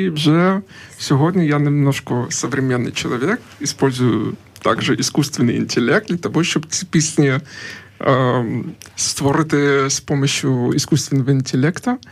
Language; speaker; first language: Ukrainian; non-native, local second language; Russian